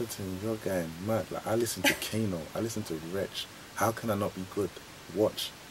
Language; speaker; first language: English; native; English